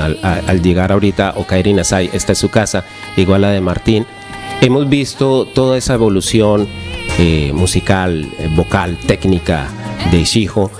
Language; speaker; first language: Spanish; native; Spanish